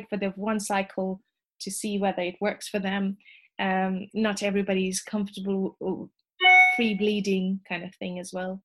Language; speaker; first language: English; non-native, local second language; Nepali